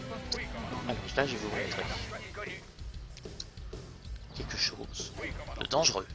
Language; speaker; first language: French; native; French